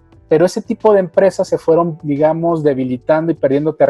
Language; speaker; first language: Spanish; native; Spanish